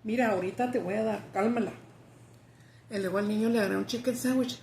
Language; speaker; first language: Spanish; early bilingual, heritage; Spanish